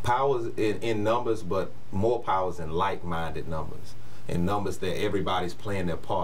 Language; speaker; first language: English; native; English